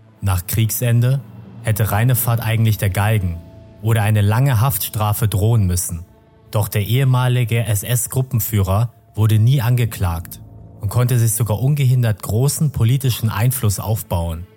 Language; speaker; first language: German; native; German